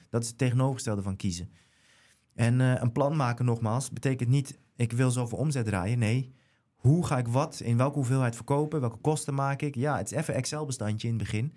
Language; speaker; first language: Dutch; native; Dutch